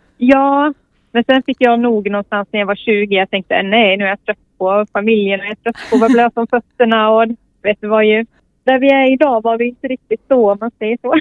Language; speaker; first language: Swedish; native; Swedish